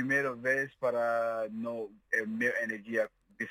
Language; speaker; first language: Portuguese; non-native, learner; Mandingo